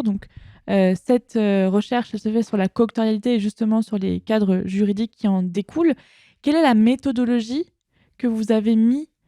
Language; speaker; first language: French; native; French